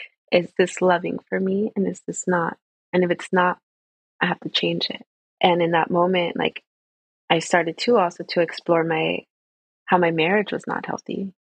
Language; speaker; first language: English; early bilingual, other home language; Spanish